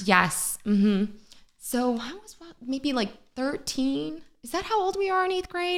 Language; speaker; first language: English; native; English